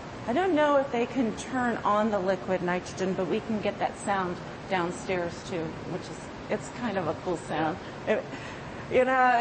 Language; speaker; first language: English; native; English